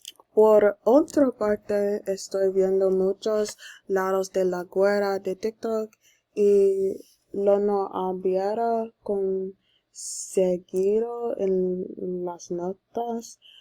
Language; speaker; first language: Spanish; non-native, learner; English